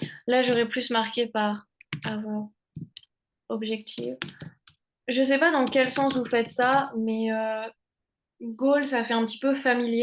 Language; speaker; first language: French; native; French